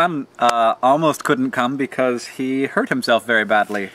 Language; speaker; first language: English; native; English